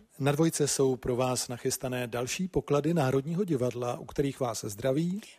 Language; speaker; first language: Czech; native; Czech